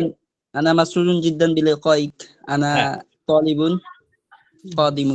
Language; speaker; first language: Arabic; non-native, learner; Bangla